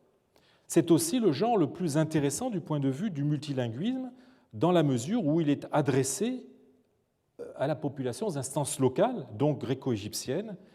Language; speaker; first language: French; native; French